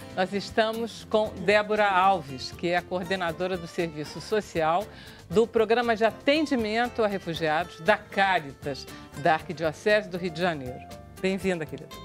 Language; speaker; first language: Portuguese; native; Portuguese